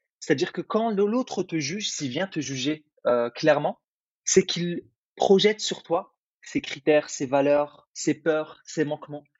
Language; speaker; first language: French; early bilingual, other home language; Arabic